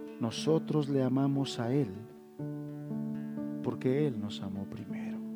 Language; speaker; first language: Spanish; native; Spanish